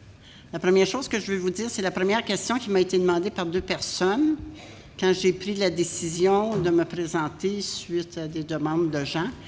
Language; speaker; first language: French; native; French